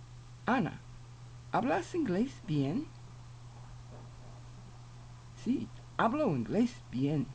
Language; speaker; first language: Spanish; non-native, fluent; English